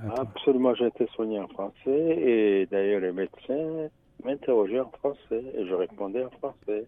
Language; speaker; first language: French; non-native, local second language; Rundi